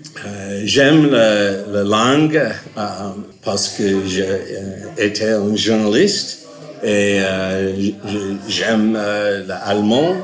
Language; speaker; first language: French; non-native, learner; English